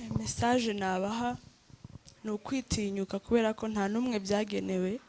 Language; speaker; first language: Rundi; early bilingual, heritage; Rundi